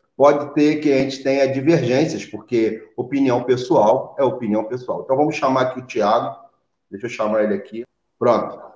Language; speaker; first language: Portuguese; native; Portuguese